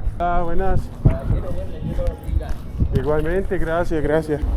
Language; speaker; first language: Spanish; non-native, learner; German